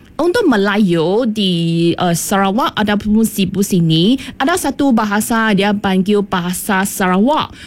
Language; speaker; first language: Malay; non-native, local second language; Chinese